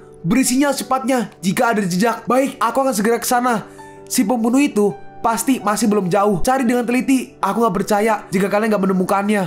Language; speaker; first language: Indonesian; native; Indonesian